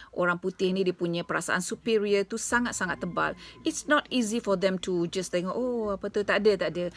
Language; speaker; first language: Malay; native; Malay